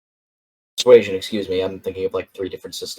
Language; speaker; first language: English; native; English